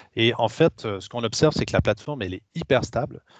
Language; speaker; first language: French; native; French